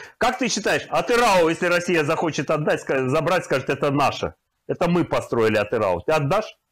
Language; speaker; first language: Russian; native; Russian